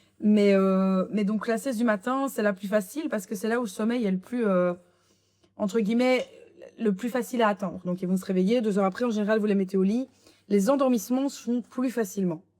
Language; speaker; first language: French; native; French